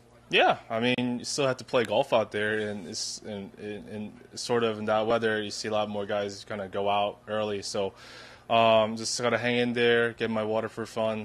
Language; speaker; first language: English; non-native, fluent; Korean